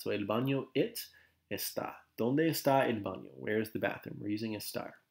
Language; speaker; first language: Spanish; non-native, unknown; English